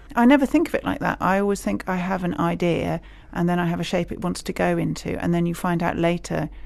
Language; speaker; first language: English; native; English